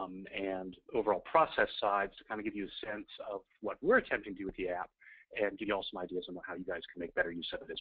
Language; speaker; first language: English; native; English